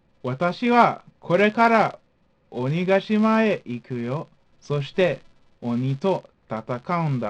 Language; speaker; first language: Japanese; non-native, fluent; English